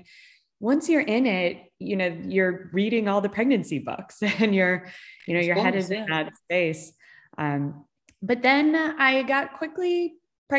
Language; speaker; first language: English; native; English